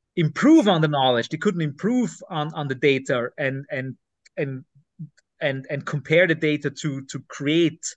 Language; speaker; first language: English; non-native, fluent; German